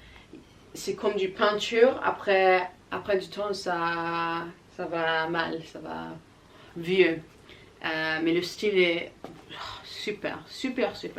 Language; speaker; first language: French; non-native, learner; English